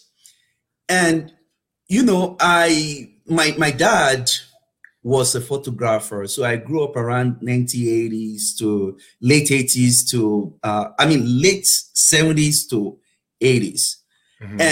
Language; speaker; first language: English; non-native, local second language; Yoruba